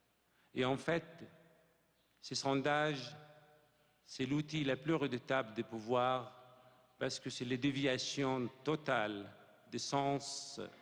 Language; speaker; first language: French; non-native, fluent; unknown